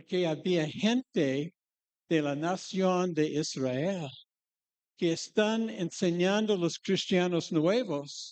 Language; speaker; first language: Spanish; non-native, fluent; English